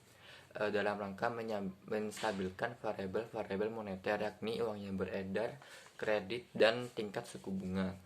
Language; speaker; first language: Indonesian; native; Indonesian